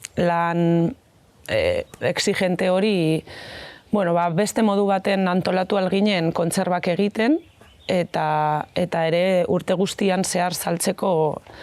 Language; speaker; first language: Basque; non-native, local second language; Spanish